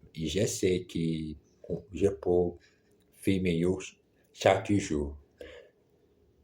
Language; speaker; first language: French; non-native, learner; German